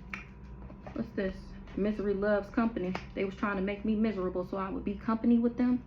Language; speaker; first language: English; native; English